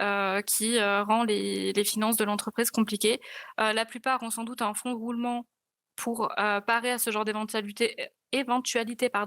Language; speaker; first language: French; native; French